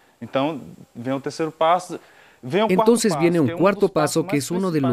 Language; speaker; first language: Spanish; non-native, learner; Portuguese